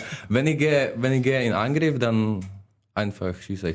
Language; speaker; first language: German; non-native, learner; Czech